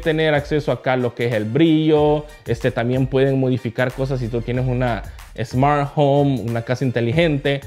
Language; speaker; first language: Spanish; native; Spanish